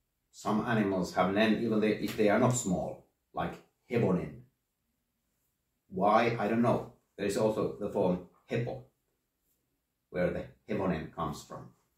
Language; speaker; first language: English; non-native, fluent; Finnish